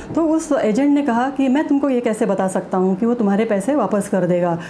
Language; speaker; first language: Hindi; non-native, local second language; Marathi